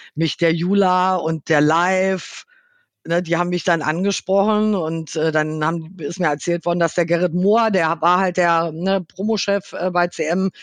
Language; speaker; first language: German; native; German